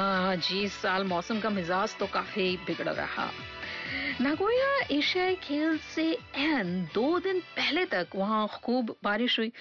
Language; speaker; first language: Hindi; native; Hindi